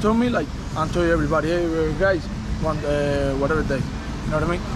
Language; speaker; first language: English; non-native, learner; Spanish